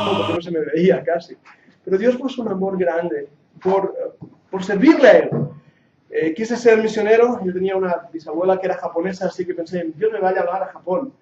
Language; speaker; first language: Spanish; non-native, fluent; English